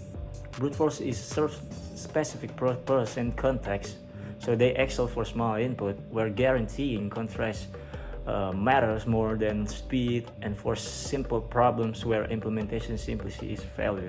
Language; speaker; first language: English; non-native, learner; Indonesian